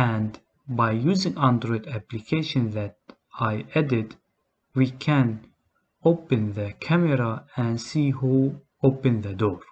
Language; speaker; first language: English; non-native, learner; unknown